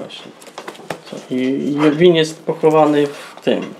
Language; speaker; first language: Polish; non-native, local second language; Rusyn